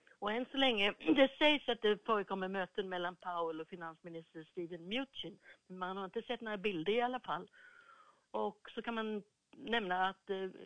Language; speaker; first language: Swedish; native; Swedish